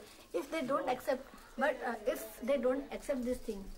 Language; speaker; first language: English; non-native, learner; Hindi